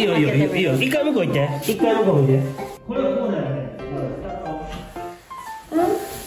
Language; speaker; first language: Japanese; native; Japanese